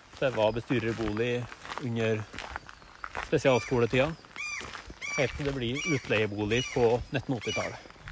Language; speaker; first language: Norwegian; native; Norwegian